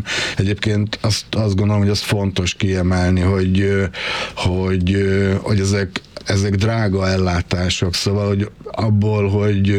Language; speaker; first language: Hungarian; native; Hungarian